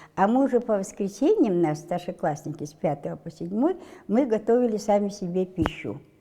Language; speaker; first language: Russian; non-native, local second language; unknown